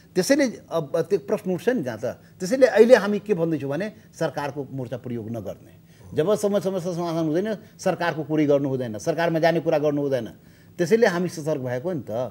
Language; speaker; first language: Nepali; non-native, local second language; Maithili